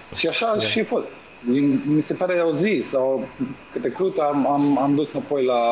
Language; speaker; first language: Romanian; non-native, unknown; Serbian